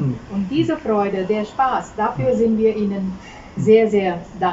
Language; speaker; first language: German; non-native, fluent; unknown